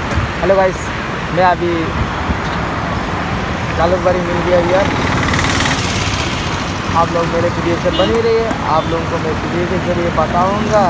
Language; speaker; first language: Hindi; non-native, local second language; Bodo